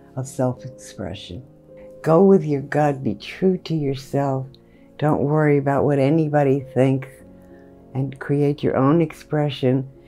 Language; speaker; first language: English; native; English